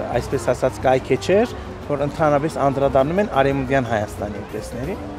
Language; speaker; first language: Armenian; early bilingual, heritage; Armenian